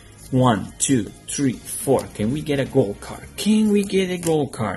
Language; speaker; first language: English; non-native, fluent; Spanish